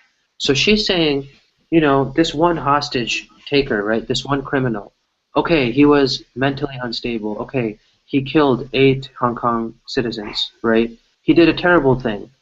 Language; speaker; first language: English; early bilingual, other home language; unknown